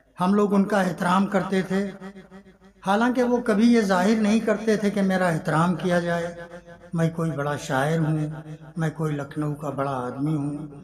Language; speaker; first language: Urdu; native; Urdu